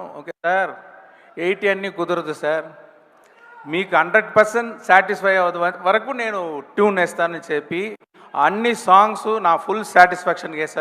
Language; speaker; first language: Telugu; non-native, learner; Tamil